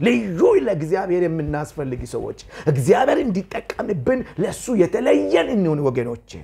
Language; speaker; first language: Amharic; non-native, local second language; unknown